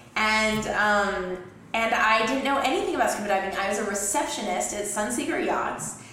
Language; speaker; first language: English; native; English